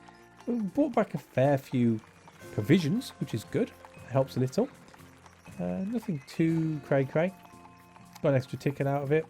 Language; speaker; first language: English; native; English